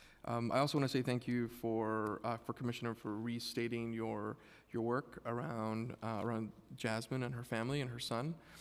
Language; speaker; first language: English; early bilingual, other home language; Spanish